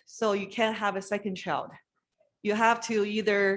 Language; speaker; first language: English; non-native, fluent; Chinese